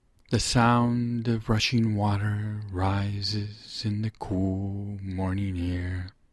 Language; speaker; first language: English; native; English